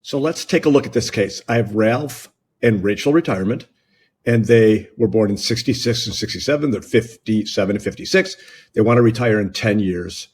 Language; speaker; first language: English; native; English